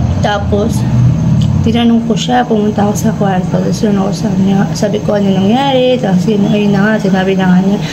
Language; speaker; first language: Filipino; native; Filipino